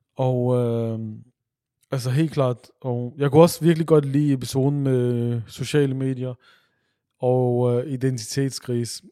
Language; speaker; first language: Danish; early bilingual, other home language; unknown